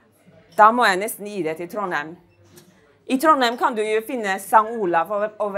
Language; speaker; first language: Norwegian; non-native, fluent; Chinese